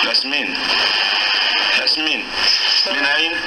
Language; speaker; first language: Arabic; non-native, learner; Soninke